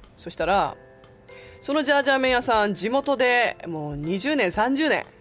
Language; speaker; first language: Japanese; non-native, fluent; Korean